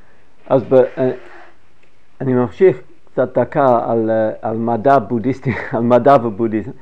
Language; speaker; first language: Hebrew; non-native, fluent; English